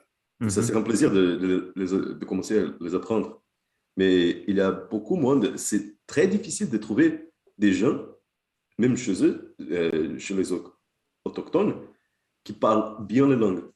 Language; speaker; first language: French; non-native, fluent; Portuguese